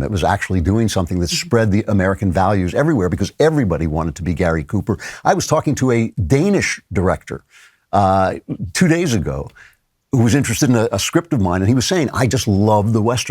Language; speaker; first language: English; native; English